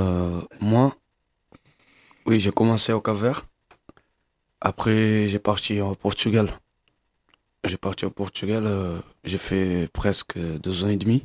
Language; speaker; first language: French; non-native, learner; Kabuverdianu